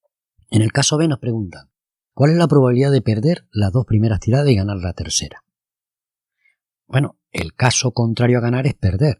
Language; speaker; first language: Spanish; native; Spanish